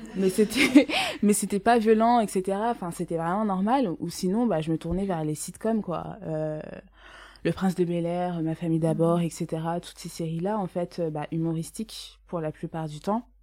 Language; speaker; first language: French; native; French